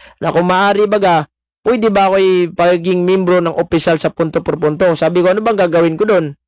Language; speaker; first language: Filipino; non-native, local second language; Cebuano